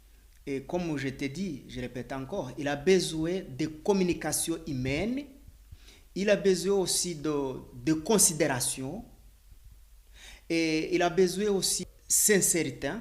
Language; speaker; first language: French; non-native, learner; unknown